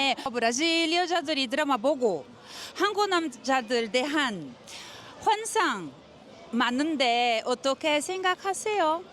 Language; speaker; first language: Korean; non-native, learner; Portuguese